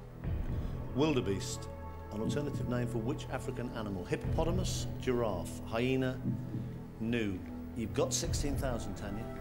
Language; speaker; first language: English; native; English